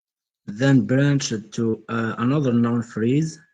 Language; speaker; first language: English; non-native, learner; Arabic